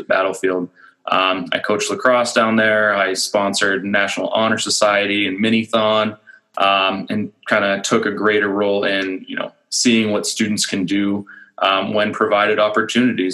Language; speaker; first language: English; native; English